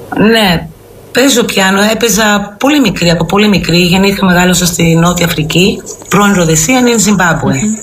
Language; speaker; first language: Greek; early bilingual, heritage; Greek